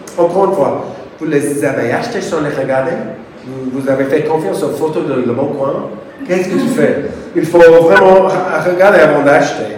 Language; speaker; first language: French; non-native, fluent; English